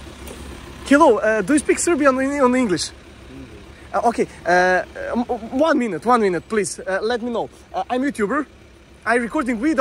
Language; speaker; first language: English; non-native, learner; Serbian